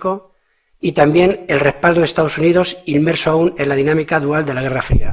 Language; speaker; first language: Spanish; native; Spanish